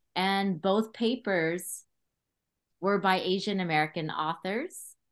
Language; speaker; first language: English; early bilingual, other home language; Khmer